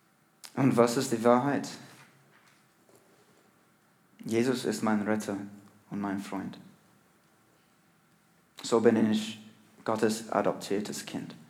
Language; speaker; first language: German; non-native, learner; English